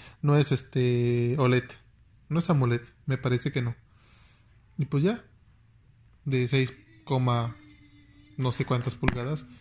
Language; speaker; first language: Spanish; native; Spanish